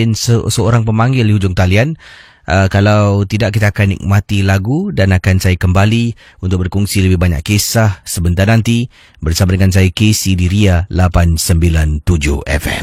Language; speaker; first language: Malay; native; Malay